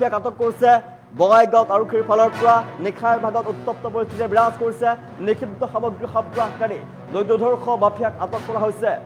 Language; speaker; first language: Assamese; native; Assamese